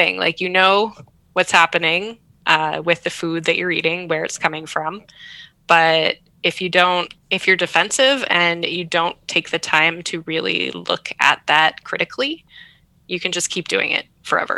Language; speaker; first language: English; native; English